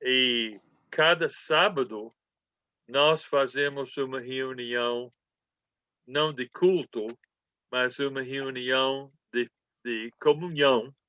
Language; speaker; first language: Portuguese; non-native, fluent; English